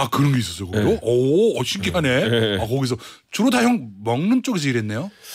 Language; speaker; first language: Korean; native; Korean